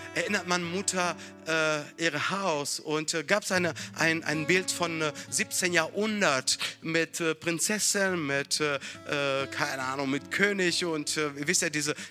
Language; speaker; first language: German; non-native, fluent; Italian